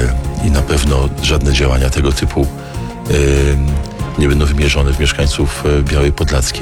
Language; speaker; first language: Polish; native; Polish